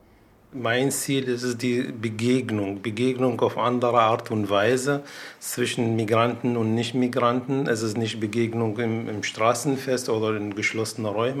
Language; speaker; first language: German; non-native, fluent; Arabic